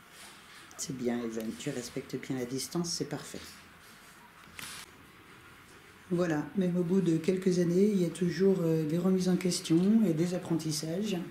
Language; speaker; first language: French; native; French